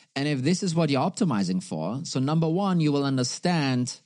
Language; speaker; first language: English; non-native, fluent; German